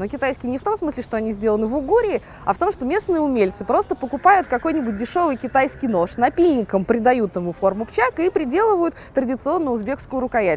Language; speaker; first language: Russian; native; Russian